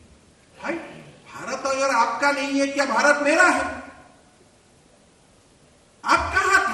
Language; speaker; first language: Hindi; non-native, local second language; Assamese